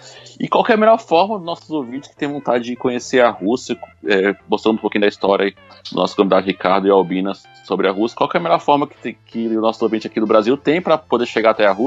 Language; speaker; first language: Portuguese; native; Portuguese